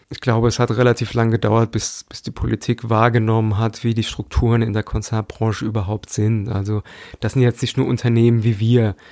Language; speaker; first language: German; native; German